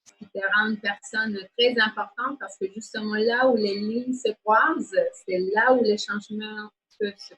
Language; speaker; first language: French; native; French